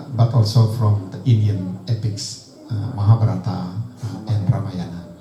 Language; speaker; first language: English; non-native, fluent; Indonesian